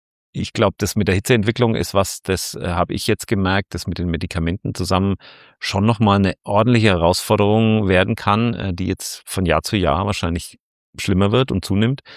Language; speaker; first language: German; native; German